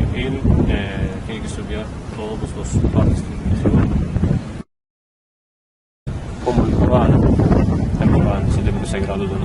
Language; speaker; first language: Spanish; non-native, learner; Arabic